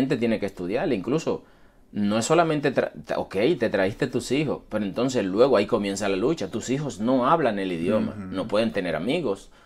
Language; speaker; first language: Spanish; native; Spanish